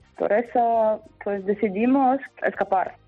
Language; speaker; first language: Spanish; non-native, fluent; Ukrainian